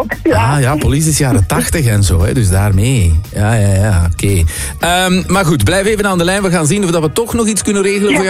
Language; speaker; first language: Dutch; native; Dutch